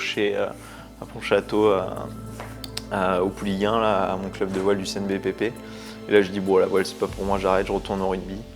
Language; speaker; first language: French; native; French